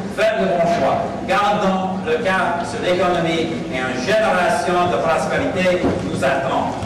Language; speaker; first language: French; non-native, local second language; English